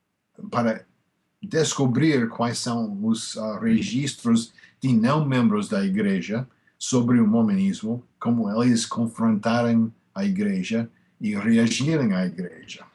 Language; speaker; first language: Portuguese; non-native, fluent; English